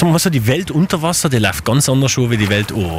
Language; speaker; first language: German; native; German